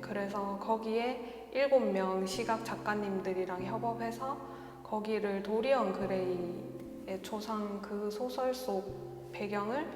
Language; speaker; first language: Korean; native; Korean